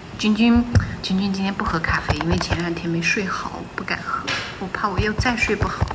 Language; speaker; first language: Chinese; native; Chinese